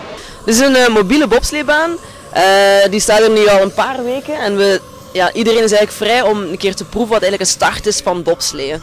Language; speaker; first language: Dutch; native; Dutch